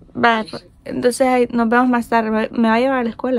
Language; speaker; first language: Spanish; native; Spanish